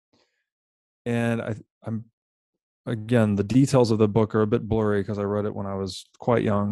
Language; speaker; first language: English; native; English